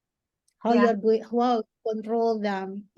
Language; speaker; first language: English; non-native, fluent; Indonesian